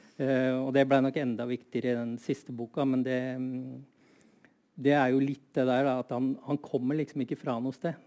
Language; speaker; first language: Norwegian; native; Norwegian